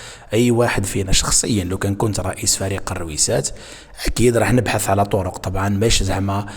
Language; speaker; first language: Arabic; native; Arabic